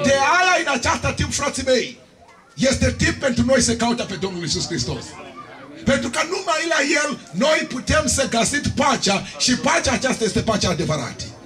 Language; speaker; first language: Romanian; non-native, learner; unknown